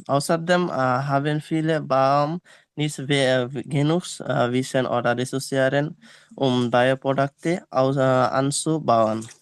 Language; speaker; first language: German; non-native, learner; Bangla